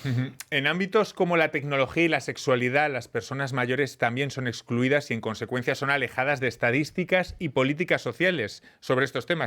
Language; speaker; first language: Spanish; native; Spanish